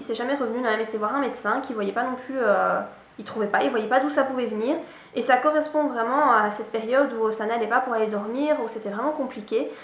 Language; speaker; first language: French; native; French